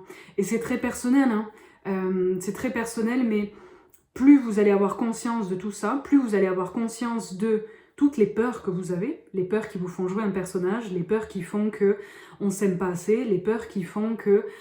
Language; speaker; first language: French; native; French